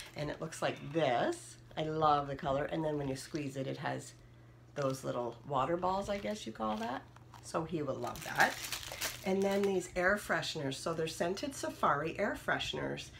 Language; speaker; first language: English; native; English